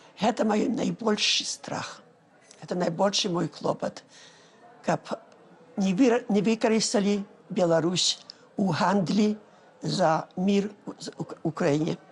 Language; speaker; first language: Belarusian; early bilingual, heritage; Belarusian